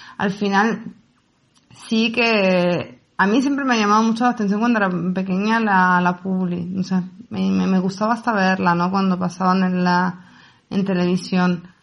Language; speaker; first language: Spanish; non-native, fluent; Italian